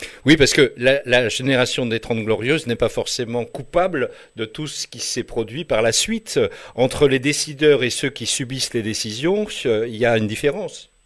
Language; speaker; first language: French; native; French